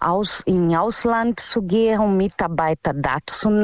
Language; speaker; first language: German; non-native, learner; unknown